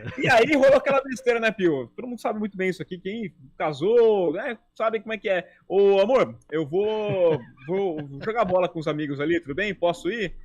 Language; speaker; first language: Portuguese; native; Portuguese